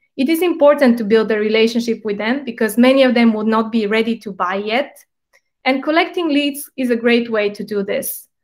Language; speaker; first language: English; non-native, fluent; Bulgarian